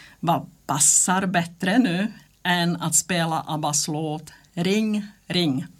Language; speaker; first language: Swedish; non-native, fluent; Czech